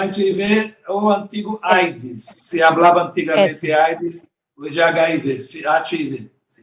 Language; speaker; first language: Spanish; non-native, learner; Portuguese